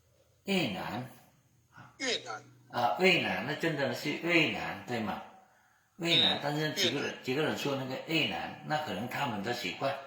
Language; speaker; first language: Chinese; non-native, learner; Vietnamese